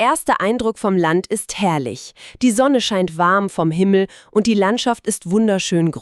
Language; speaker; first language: German; native; German